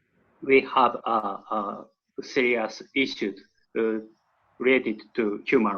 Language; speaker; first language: English; non-native, learner; Japanese